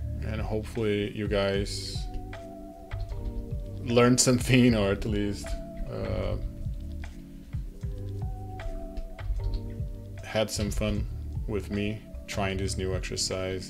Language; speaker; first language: English; non-native, fluent; Portuguese